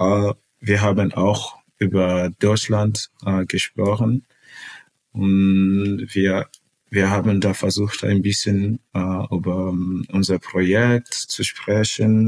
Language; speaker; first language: German; non-native, fluent; Portuguese